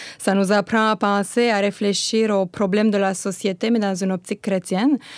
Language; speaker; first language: French; non-native, fluent; Romanian